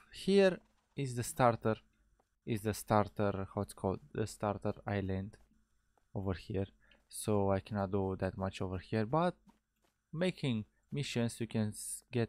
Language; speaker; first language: English; non-native, fluent; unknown